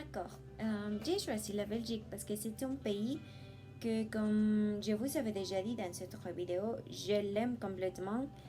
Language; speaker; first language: French; non-native, learner; Spanish